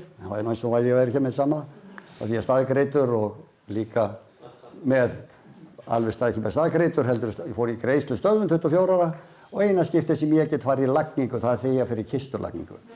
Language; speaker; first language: Icelandic; native; Icelandic